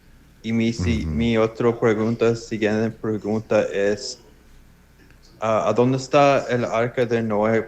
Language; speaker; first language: Spanish; non-native, learner; English